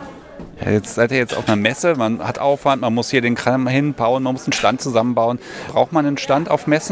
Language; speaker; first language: German; native; German